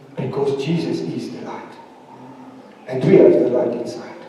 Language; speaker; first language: English; non-native, local second language; Afrikaans